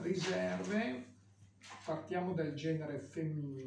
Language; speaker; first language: Italian; native; Italian